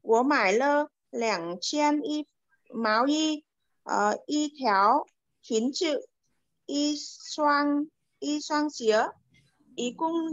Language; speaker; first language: Chinese; non-native, learner; Vietnamese